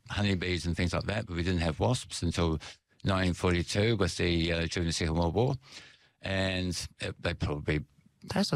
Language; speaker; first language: English; native; English